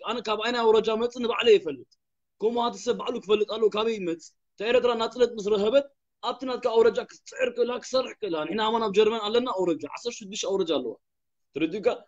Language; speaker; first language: Tigrinya; early bilingual, heritage; Tigrinya